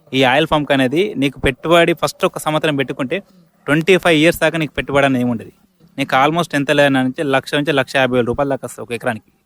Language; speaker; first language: Telugu; native; Telugu